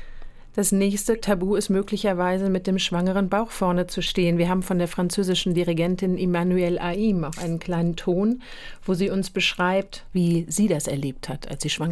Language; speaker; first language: German; native; German